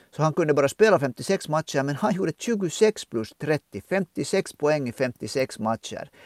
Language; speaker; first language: Swedish; native; Swedish